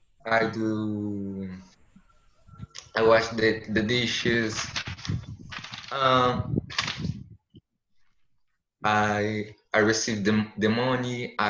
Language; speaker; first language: English; non-native, learner; Portuguese